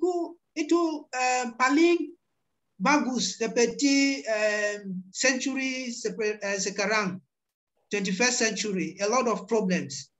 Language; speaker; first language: Indonesian; non-native, learner; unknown